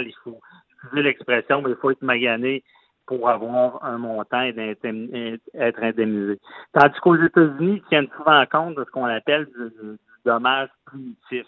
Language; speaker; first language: French; native; French